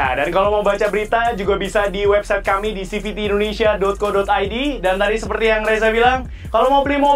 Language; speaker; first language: Indonesian; native; Indonesian